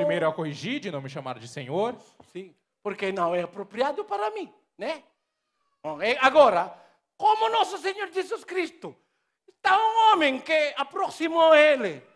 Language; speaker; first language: Portuguese; non-native, learner; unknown